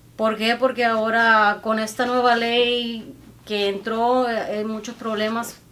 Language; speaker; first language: Spanish; native; Spanish